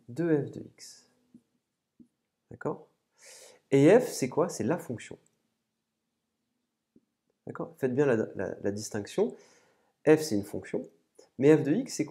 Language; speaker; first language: French; native; French